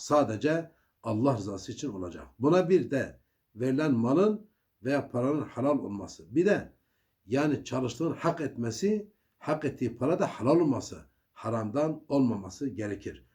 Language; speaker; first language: Turkish; native; Turkish